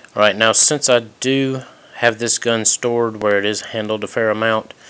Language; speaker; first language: English; native; English